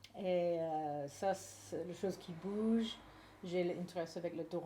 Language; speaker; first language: French; non-native, learner; English